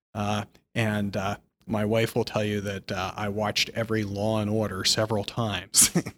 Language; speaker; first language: English; native; English